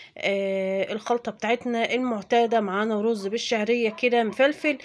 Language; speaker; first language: Arabic; native; Arabic